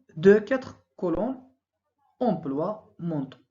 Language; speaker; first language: French; non-native, local second language; Arabic